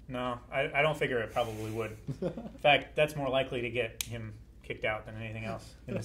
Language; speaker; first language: English; native; English